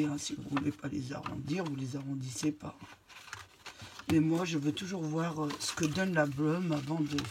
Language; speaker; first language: French; native; French